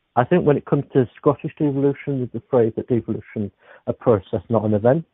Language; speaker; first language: English; native; English